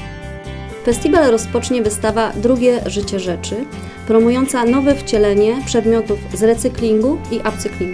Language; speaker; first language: Polish; native; Polish